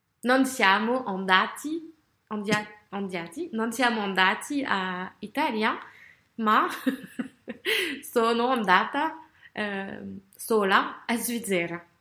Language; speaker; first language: Italian; non-native, learner; French